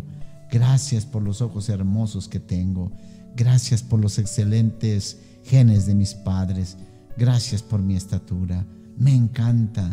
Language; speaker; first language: Spanish; native; Spanish